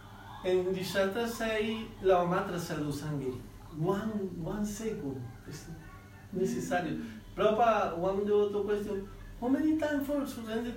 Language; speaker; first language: English; non-native, learner; Spanish